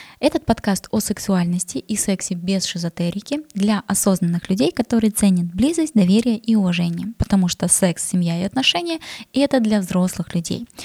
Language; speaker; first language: Russian; native; Russian